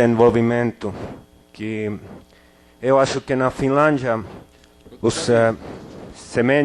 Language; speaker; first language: Portuguese; non-native, fluent; Finnish